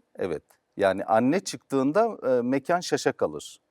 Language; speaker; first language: Turkish; native; Turkish